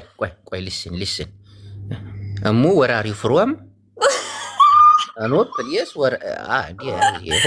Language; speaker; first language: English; non-native, learner; Amharic